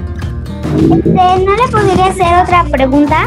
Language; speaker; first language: Spanish; native; Spanish